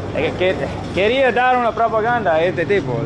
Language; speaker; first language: Spanish; non-native, fluent; English